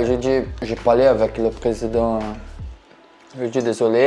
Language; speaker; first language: French; non-native, learner; Portuguese